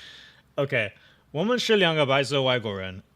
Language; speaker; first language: Chinese; non-native, fluent; English